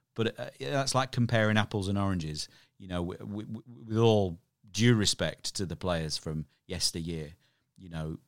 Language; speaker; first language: English; native; English